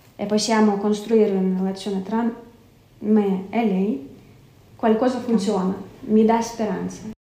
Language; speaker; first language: Italian; non-native, fluent; Ukrainian